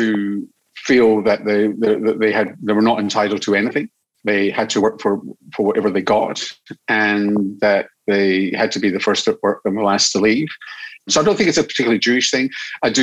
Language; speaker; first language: English; native; English